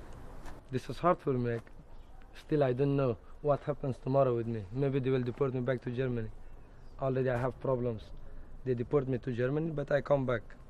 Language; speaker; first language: English; non-native, learner; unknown